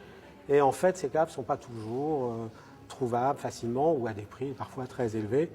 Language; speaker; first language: French; native; French